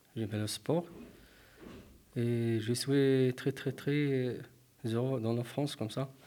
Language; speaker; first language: French; non-native, learner; Arabic